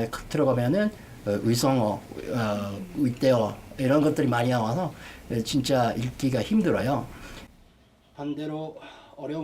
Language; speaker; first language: Korean; non-native, fluent; Japanese